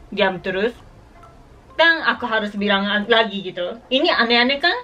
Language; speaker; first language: Indonesian; non-native, learner; Japanese